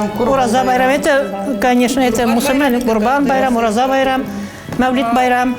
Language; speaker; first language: Russian; non-native, local second language; Bashkir